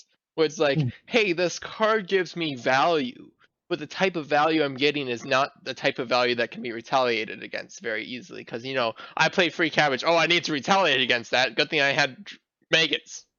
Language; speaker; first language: English; native; English